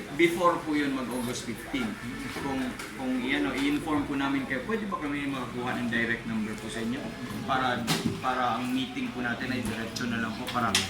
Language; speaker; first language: Filipino; non-native, local second language; Cebuano